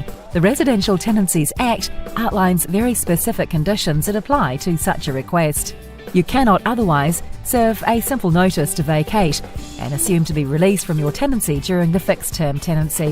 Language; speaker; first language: English; native; English